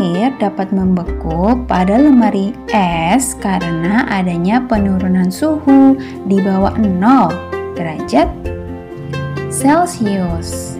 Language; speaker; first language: Indonesian; native; Indonesian